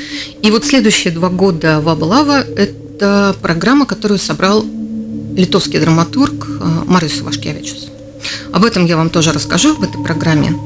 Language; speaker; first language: Russian; native; Russian